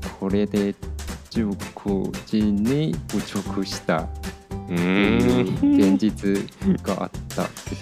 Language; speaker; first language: Japanese; non-native, fluent; Chinese